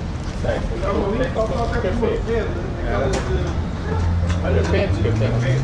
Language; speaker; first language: Portuguese; native; Portuguese